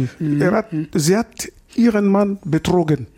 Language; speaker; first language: German; non-native, learner; Lingala